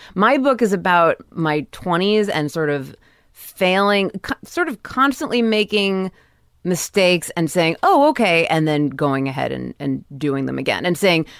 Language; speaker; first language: English; native; English